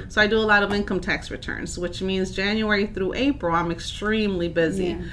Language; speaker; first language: English; native; English